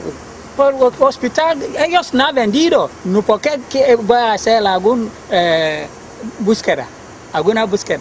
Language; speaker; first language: Spanish; non-native, learner; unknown